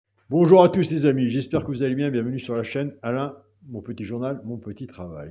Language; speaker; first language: French; native; French